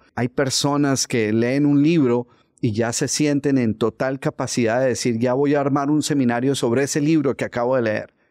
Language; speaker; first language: Spanish; native; Spanish